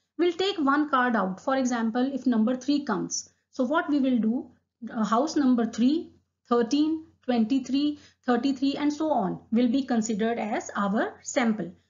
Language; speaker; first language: English; non-native, local second language; Hindi